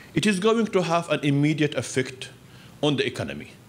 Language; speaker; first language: English; non-native, fluent; Arabic